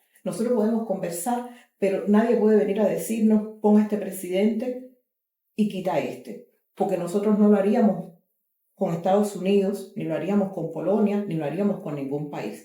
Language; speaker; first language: Spanish; native; Spanish